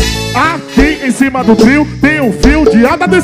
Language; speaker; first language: Portuguese; native; Portuguese